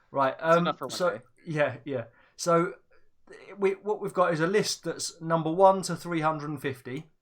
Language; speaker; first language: English; native; English